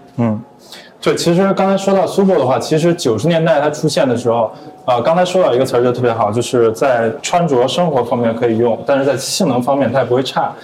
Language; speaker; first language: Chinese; native; Chinese